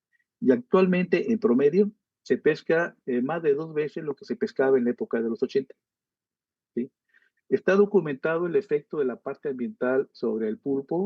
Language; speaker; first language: Spanish; native; Spanish